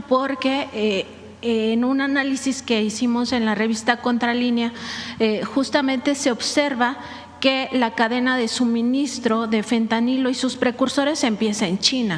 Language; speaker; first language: Spanish; native; Spanish